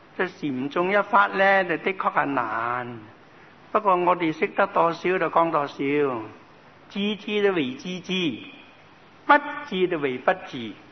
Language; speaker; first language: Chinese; native; Chinese